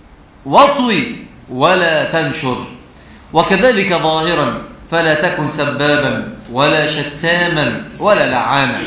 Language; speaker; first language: Arabic; native; Arabic